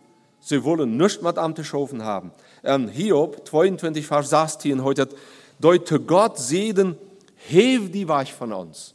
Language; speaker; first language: German; non-native, learner; Plautdietsch